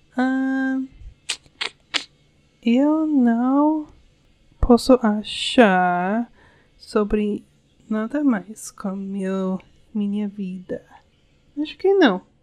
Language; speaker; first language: Portuguese; non-native, learner; English